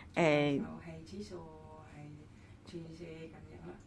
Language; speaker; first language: Cantonese; non-native, learner; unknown